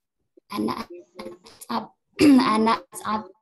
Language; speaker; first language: Arabic; non-native, learner; Indonesian